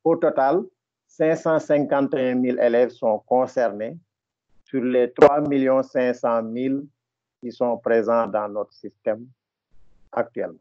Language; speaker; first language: French; non-native, local second language; Wolof